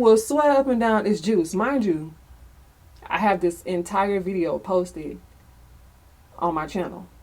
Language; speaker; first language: English; native; English